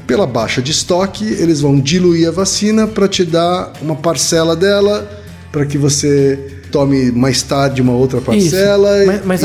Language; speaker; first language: Portuguese; native; Portuguese